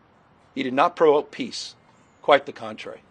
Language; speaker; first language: English; native; English